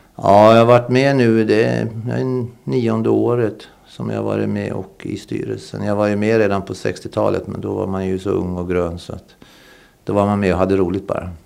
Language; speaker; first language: Swedish; native; Swedish